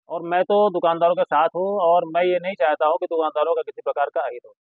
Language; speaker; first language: Hindi; native; Hindi